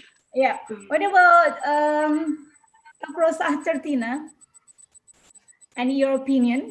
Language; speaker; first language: English; non-native, learner; Indonesian